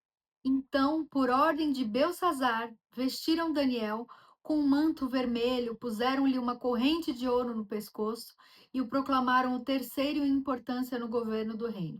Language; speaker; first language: Portuguese; native; Portuguese